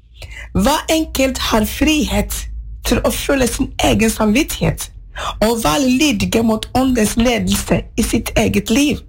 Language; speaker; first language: Norwegian; non-native, fluent; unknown